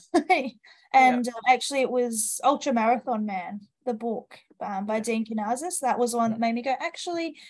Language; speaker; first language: English; native; English